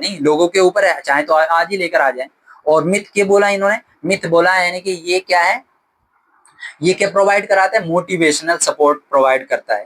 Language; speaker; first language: Hindi; native; Hindi